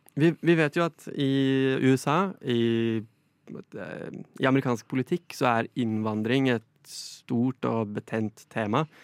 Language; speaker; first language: Norwegian; native; Norwegian